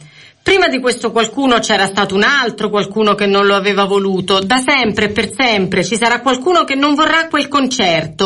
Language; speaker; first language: Italian; native; Italian